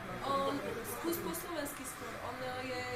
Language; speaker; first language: Slovak; non-native, learner; Polish